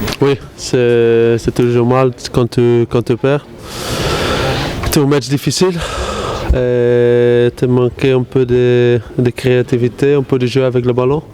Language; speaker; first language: French; non-native, learner; Dutch